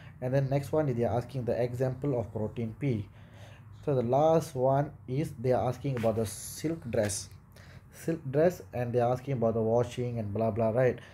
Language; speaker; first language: English; non-native, local second language; Tamil